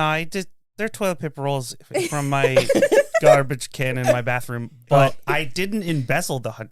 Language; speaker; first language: English; native; English